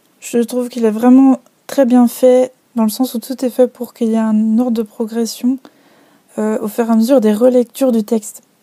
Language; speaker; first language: French; native; French